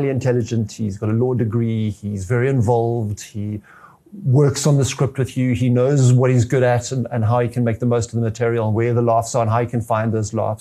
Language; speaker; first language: English; native; English